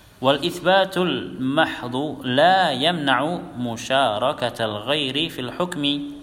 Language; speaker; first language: Arabic; non-native, fluent; Indonesian